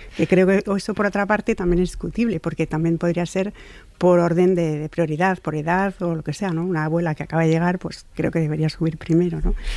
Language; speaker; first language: Spanish; non-native, fluent; French